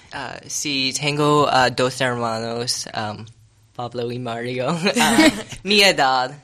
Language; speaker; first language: Spanish; non-native, learner; English